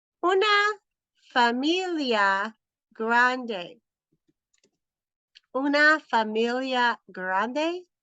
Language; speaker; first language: Spanish; non-native, fluent; English